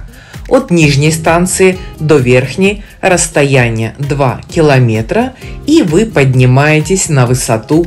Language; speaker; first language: Russian; native; Russian